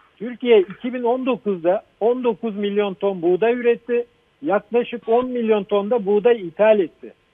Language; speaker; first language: Turkish; native; Turkish